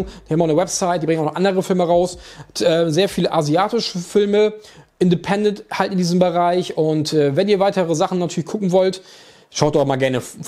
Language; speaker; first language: German; native; German